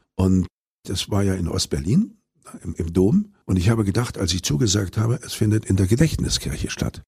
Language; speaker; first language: German; native; German